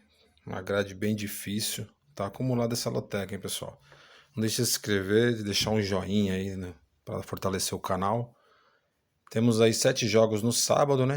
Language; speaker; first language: Portuguese; native; Portuguese